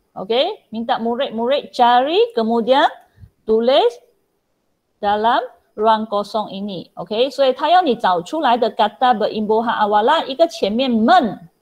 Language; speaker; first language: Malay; non-native, local second language; Chinese